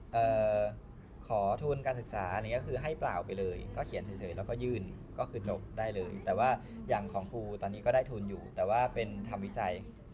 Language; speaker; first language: Thai; native; Thai